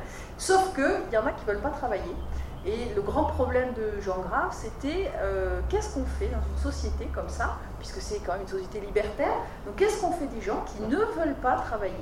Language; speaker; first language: French; native; French